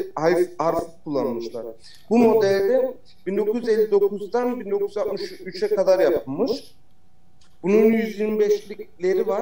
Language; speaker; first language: Turkish; early bilingual, heritage; Turkish